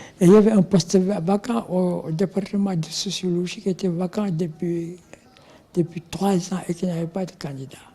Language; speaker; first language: French; non-native, local second language; Wolof